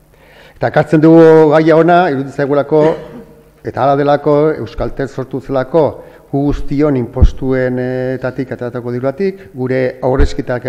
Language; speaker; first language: Basque; native; Basque